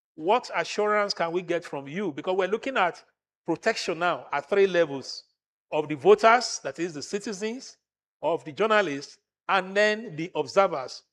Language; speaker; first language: English; non-native, local second language; Yoruba